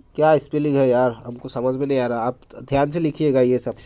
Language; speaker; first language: Hindi; non-native, local second language; Assamese